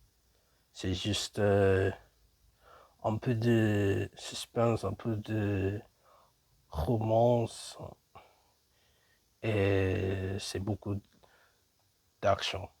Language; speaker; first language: French; non-native, learner; English